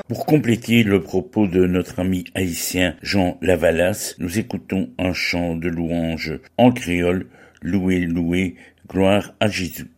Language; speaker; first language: French; native; French